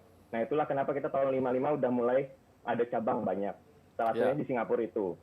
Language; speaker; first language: Indonesian; native; Indonesian